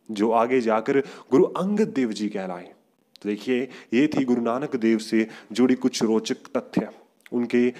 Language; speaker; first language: Hindi; non-native, local second language; Punjabi